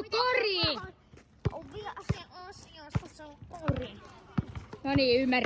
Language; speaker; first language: Finnish; native; Finnish